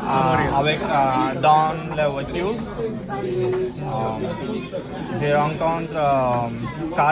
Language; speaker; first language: French; non-native, learner; Tamil